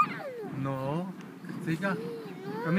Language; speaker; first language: Spanish; native; Spanish